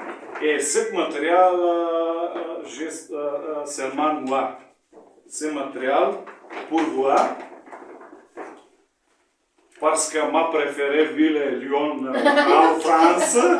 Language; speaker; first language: French; non-native, learner; Macedonian